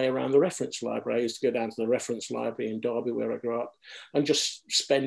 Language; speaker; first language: English; native; English